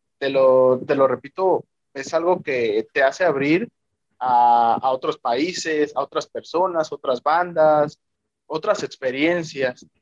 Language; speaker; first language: Spanish; native; Spanish